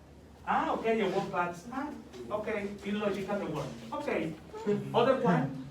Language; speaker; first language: English; non-native, learner; Spanish